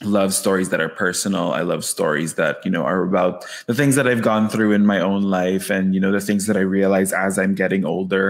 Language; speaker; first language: English; non-native, local second language; Filipino